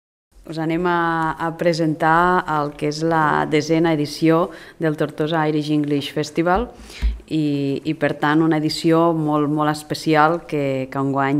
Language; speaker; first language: Catalan; native; Catalan